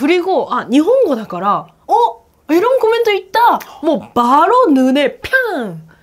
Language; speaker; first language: Korean; non-native, fluent; Japanese